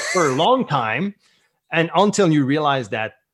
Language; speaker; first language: English; non-native, fluent; French